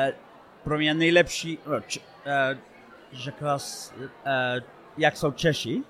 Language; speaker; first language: Czech; non-native, fluent; English